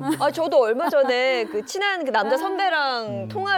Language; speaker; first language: Korean; native; Korean